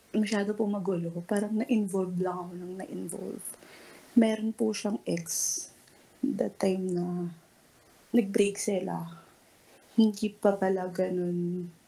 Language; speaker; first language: Filipino; native; Filipino